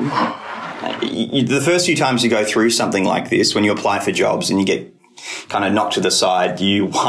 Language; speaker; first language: English; native; English